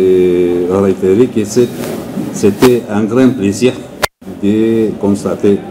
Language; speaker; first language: French; non-native, learner; Spanish